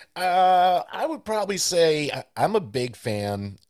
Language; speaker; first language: English; early bilingual, other home language; Spanish